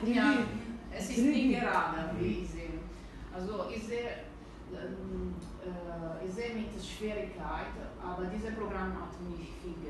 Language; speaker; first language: German; non-native, learner; Italian